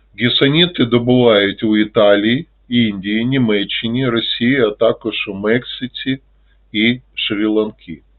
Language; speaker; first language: Ukrainian; non-native, local second language; Russian